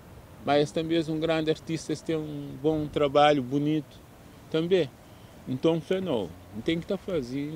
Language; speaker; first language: Portuguese; non-native, local second language; Kabuverdianu